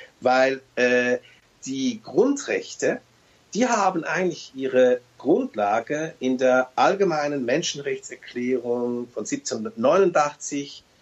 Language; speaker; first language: German; early bilingual, other home language; Turkish